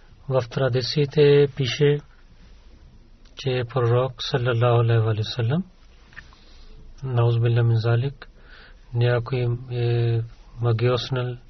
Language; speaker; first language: Bulgarian; non-native, learner; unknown